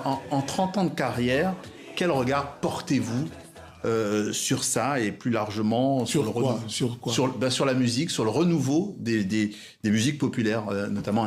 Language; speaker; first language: French; native; French